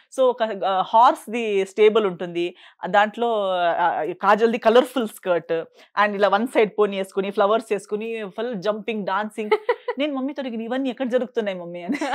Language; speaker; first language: Telugu; non-native, fluent; Konkani